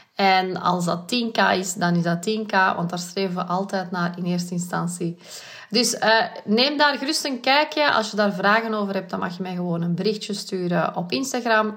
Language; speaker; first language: Dutch; native; Dutch